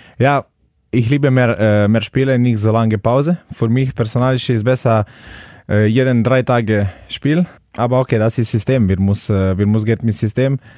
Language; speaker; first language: German; non-native, learner; Slovenian